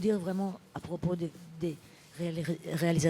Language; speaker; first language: French; non-native, fluent; Italian